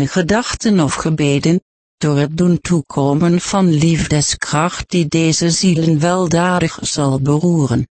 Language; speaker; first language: Dutch; native; Dutch